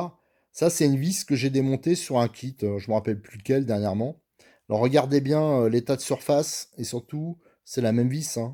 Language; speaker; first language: French; native; French